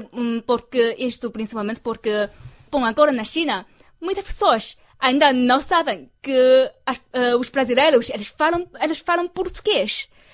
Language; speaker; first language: Portuguese; non-native, fluent; Chinese